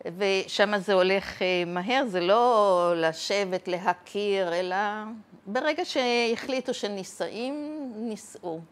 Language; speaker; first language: Hebrew; early bilingual, other home language; Arabic